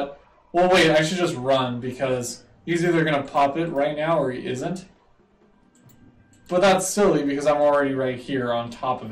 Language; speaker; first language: English; native; English